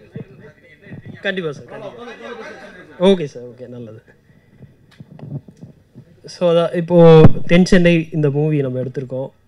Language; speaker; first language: Tamil; native; Tamil